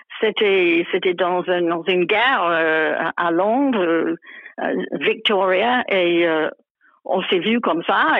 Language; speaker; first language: French; non-native, fluent; English